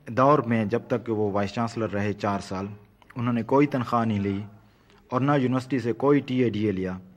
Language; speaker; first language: Urdu; non-native, local second language; Saraiki